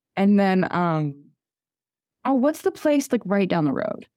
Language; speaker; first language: English; native; English